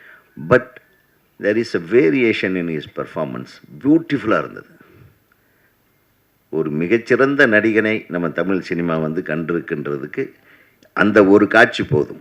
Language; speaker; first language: Tamil; native; Tamil